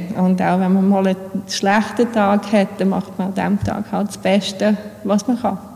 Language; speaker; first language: German; early bilingual, other home language; Bosnian